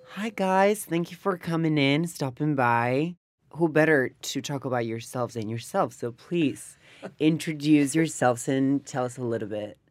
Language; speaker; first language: English; non-native, fluent; Spanish